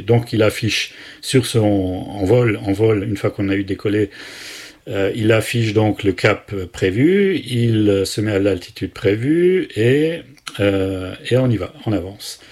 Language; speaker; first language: French; native; French